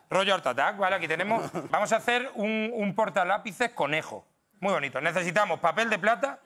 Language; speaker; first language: Spanish; native; Spanish